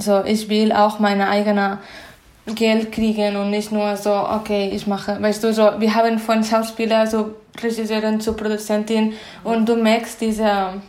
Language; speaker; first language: German; non-native, fluent; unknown